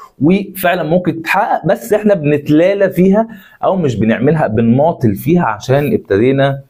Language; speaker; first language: Arabic; native; Arabic